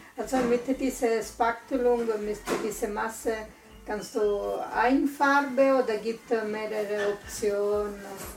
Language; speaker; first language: German; non-native, learner; Italian